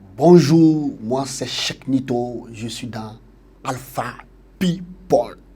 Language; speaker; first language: French; non-native, local second language; Fula